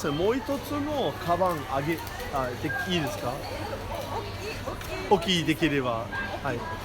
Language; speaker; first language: Japanese; non-native, learner; English